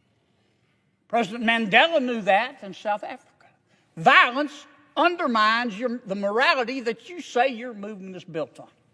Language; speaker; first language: English; native; English